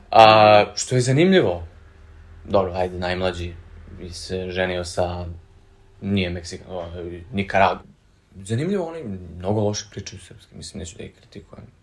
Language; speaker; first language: Serbian; early bilingual, heritage; Serbian